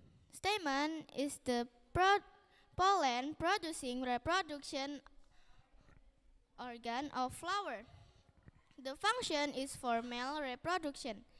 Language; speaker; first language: English; non-native, learner; Indonesian